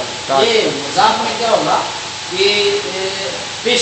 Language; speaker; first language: Hindi; native; Hindi